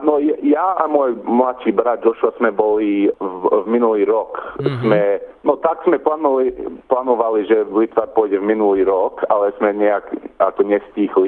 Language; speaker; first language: Slovak; early bilingual, heritage; Slovak